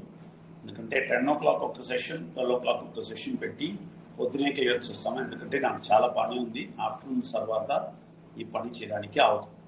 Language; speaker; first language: Telugu; non-native, fluent; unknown